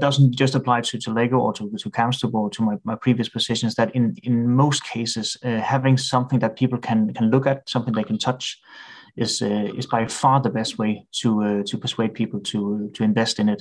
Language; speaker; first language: English; non-native, fluent; Danish